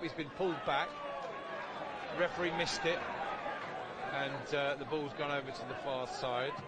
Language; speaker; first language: English; native; English